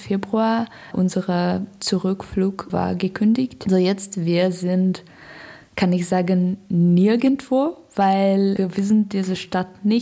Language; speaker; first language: German; non-native, learner; Russian